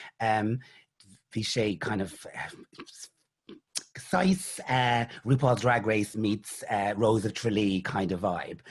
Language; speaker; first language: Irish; non-native, local second language; English